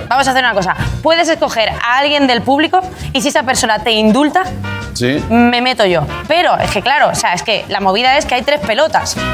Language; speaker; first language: Spanish; native; Spanish